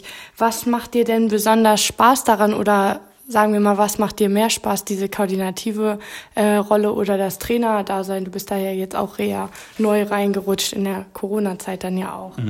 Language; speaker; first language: German; native; German